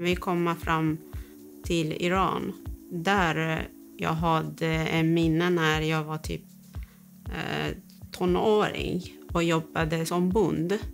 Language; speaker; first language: Swedish; non-native, fluent; Persian